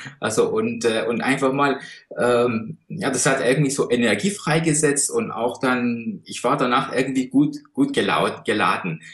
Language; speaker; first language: German; non-native, fluent; Persian